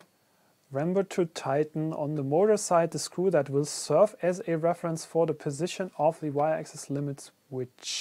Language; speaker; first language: English; non-native, fluent; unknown